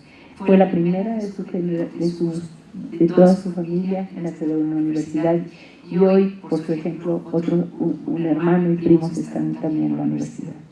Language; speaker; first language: Spanish; native; Spanish